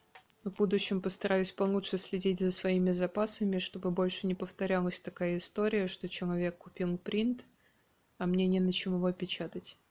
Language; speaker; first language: Russian; native; Russian